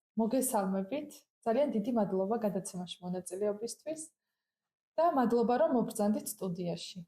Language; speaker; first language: Georgian; native; Georgian